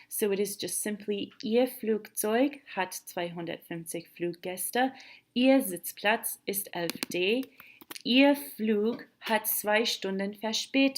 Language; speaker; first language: German; non-native, fluent; English